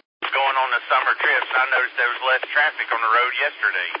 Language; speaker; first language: English; native; English